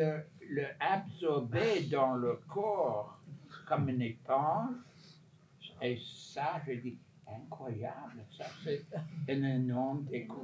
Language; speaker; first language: French; non-native, fluent; English